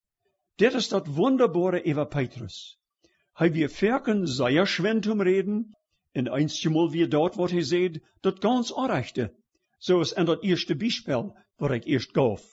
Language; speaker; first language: German; early bilingual, heritage; Plautdietsch